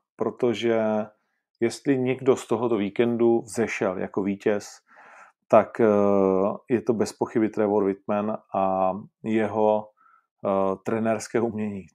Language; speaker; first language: Czech; native; Czech